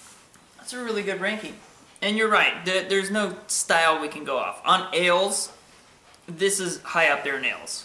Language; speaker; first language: English; native; English